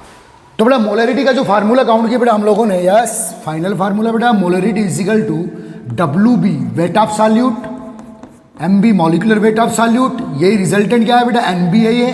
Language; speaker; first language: Hindi; native; Hindi